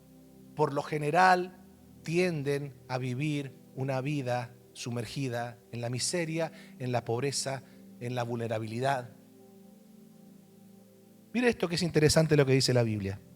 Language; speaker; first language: Spanish; native; Spanish